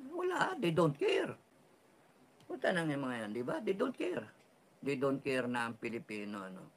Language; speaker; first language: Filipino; non-native, local second language; Cebuano